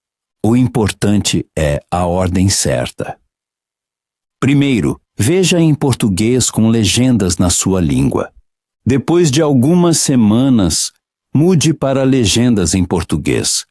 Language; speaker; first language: Portuguese; non-native, fluent; Polish